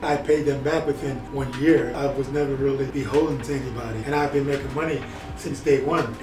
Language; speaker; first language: English; native; English